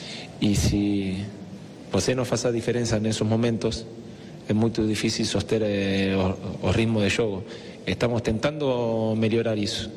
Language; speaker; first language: Portuguese; non-native, fluent; Spanish